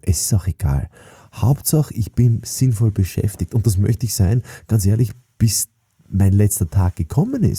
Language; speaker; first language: German; native; German